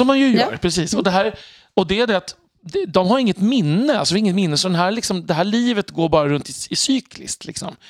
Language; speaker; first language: Swedish; native; Swedish